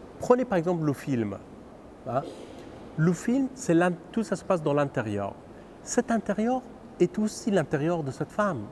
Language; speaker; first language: French; non-native, fluent; Persian